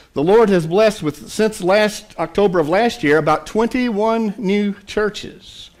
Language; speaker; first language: English; native; English